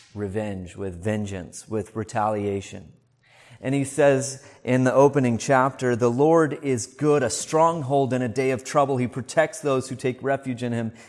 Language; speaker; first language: English; native; English